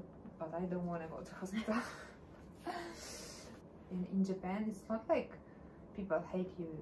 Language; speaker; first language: English; non-native, learner; Russian